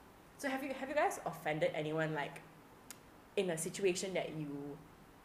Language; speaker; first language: English; non-native, local second language; Chinese